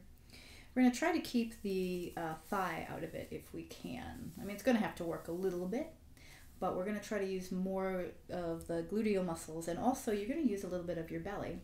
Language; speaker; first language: English; native; English